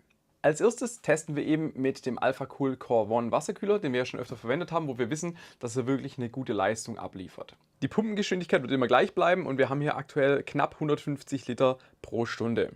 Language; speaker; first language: German; native; German